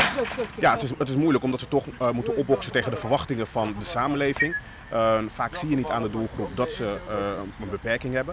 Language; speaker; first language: Dutch; native; Dutch